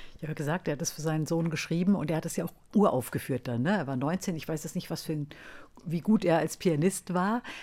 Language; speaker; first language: German; native; German